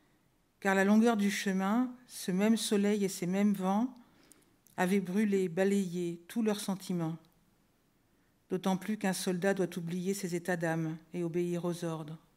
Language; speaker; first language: French; native; French